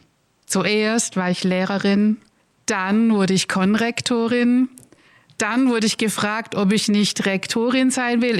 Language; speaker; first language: German; native; German